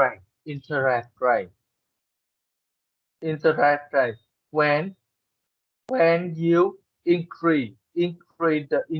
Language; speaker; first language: English; non-native, learner; Vietnamese